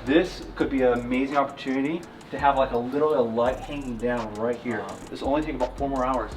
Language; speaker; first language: English; native; English